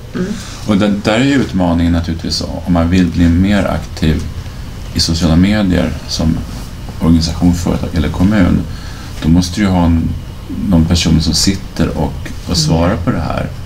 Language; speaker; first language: Swedish; native; Swedish